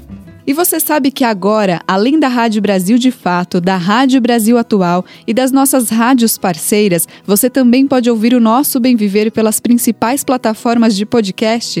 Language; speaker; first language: Portuguese; native; Portuguese